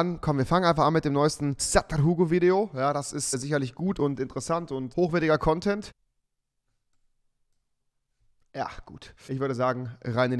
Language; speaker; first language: German; native; German